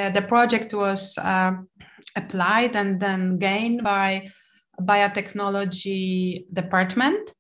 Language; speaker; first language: English; non-native, fluent; Polish